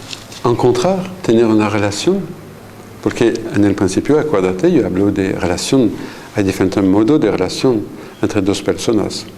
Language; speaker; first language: Spanish; non-native, fluent; French